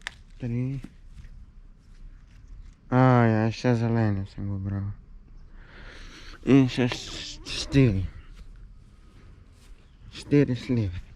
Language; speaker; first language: Slovenian; early bilingual, other home language; Polish